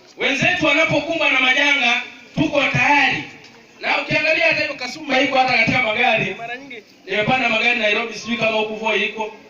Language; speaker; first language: Swahili; non-native, local second language; Luo (Kenya and Tanzania)